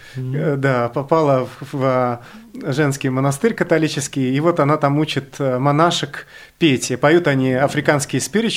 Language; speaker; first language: Russian; native; Russian